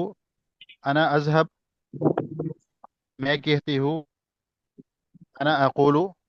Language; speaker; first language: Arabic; non-native, learner; Urdu